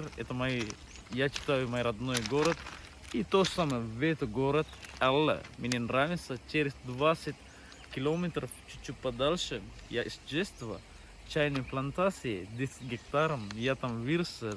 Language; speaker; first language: Russian; non-native, learner; Sinhala